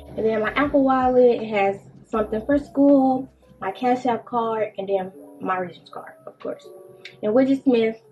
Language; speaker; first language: English; native; English